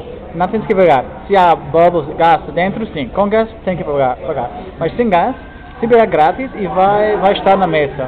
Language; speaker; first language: Portuguese; non-native, fluent; English